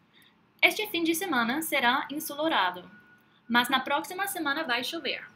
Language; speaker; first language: Portuguese; non-native, fluent; English